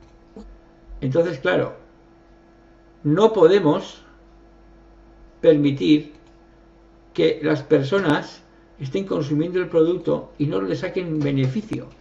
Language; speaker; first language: Spanish; native; Spanish